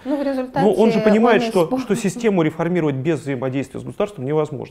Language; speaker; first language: Russian; native; Russian